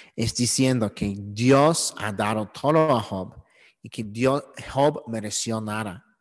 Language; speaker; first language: Spanish; non-native, learner; English